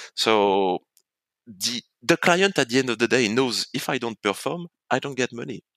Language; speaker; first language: English; non-native, fluent; French